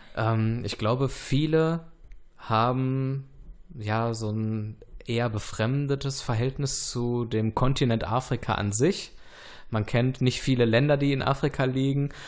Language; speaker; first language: German; native; German